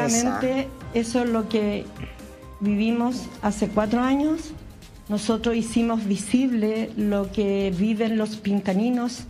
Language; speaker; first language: Spanish; native; Spanish